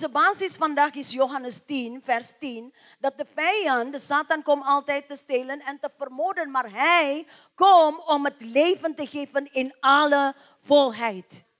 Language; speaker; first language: Dutch; non-native, learner; Indonesian